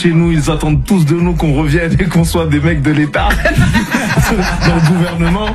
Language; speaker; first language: French; non-native, local second language; Ngazidja Comorian